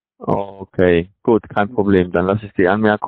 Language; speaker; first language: German; non-native, fluent; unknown